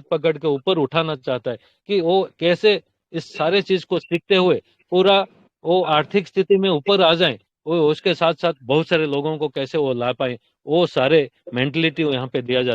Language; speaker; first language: Hindi; non-native, local second language; Odia